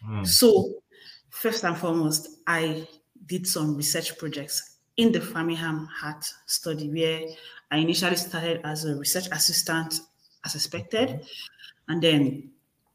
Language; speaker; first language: English; non-native, local second language; Igbo